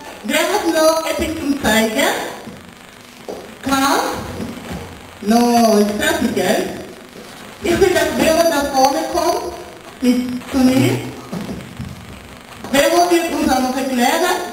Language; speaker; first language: German; non-native, learner; French